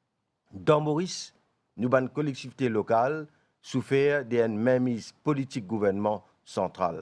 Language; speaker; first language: French; non-native, local second language; Morisyen